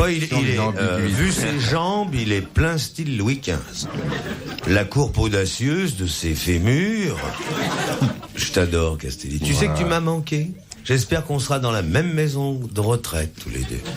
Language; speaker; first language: French; native; French